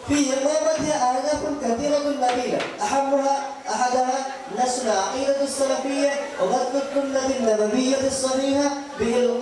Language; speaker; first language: Arabic; non-native, learner; Bangla